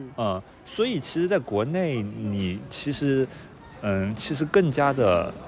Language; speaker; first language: Chinese; native; Chinese